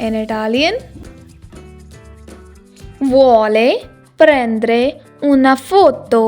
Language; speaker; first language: Italian; non-native, learner; Hindi